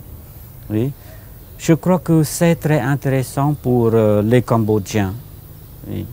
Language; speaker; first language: French; non-native, fluent; Khmer